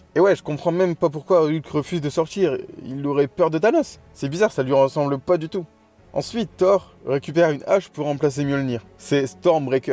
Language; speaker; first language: French; native; French